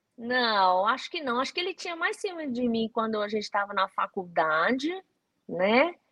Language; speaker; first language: Portuguese; early bilingual, other home language; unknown